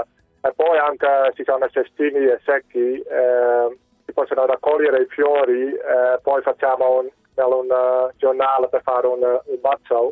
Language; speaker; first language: Italian; non-native, learner; Dutch